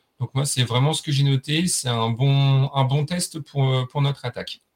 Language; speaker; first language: French; native; French